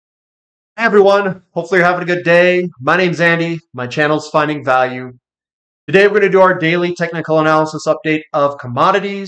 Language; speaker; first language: English; native; English